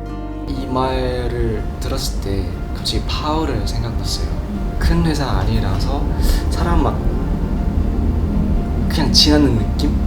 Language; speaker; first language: Korean; non-native, fluent; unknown